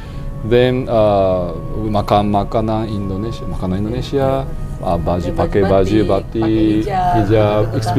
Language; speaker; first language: Indonesian; non-native, learner; Japanese